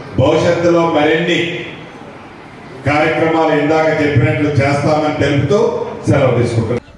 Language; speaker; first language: Telugu; native; Telugu